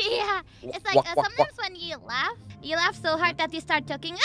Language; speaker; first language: English; non-native, fluent; Indonesian